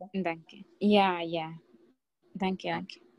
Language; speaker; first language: German; non-native, learner; Spanish